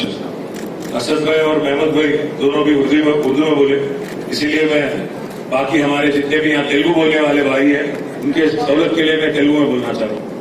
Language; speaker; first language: Hindi; non-native, local second language; Telugu